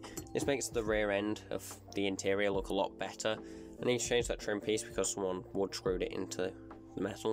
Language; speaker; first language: English; native; English